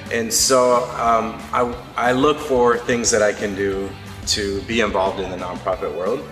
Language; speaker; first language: English; native; English